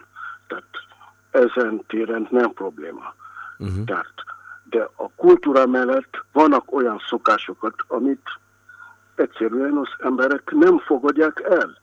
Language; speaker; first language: Hungarian; non-native, fluent; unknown